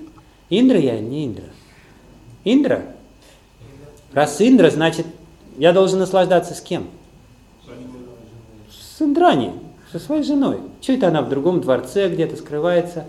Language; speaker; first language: Russian; native; Russian